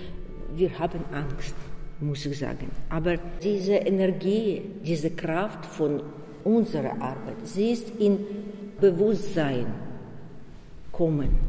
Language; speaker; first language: German; non-native, learner; Ukrainian